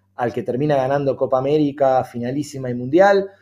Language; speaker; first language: Spanish; native; Spanish